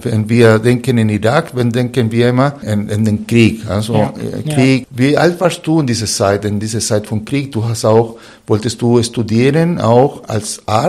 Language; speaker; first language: German; non-native, fluent; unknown